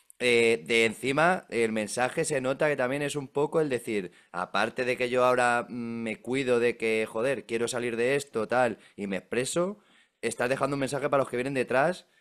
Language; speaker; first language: Spanish; native; Spanish